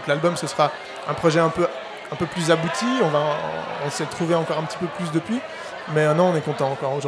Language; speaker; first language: French; native; French